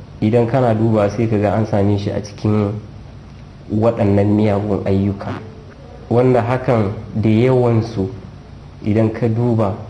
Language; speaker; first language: Hausa; non-native, local second language; Fula